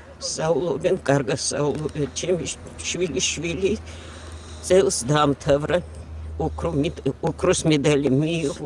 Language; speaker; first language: Georgian; early bilingual, heritage; Georgian